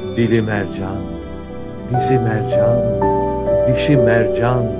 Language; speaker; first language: Turkish; native; Turkish